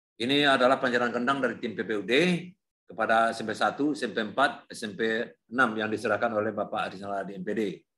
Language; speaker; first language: Indonesian; native; Indonesian